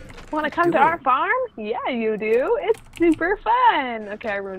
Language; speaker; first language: English; native; English